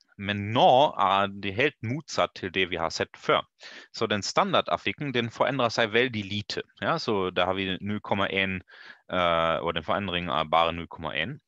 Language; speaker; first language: Norwegian; non-native, learner; German